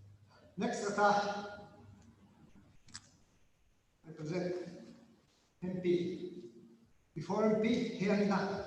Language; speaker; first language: English; non-native, learner; Italian